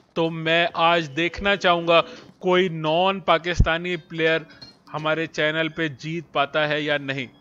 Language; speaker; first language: Urdu; native; Urdu